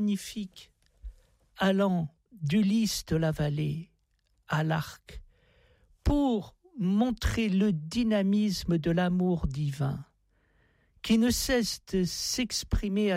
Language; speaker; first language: French; native; French